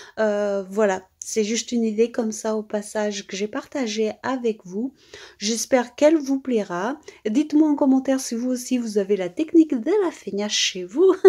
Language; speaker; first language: French; native; French